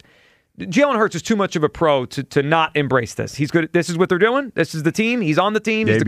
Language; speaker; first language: English; native; English